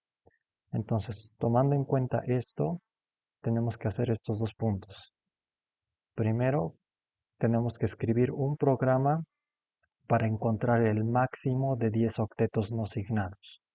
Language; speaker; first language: Spanish; native; Spanish